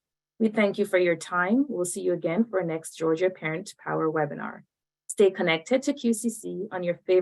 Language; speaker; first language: English; native; English